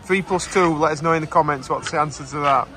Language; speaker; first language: English; native; English